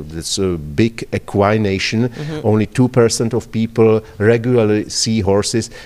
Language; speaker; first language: English; non-native, fluent; Czech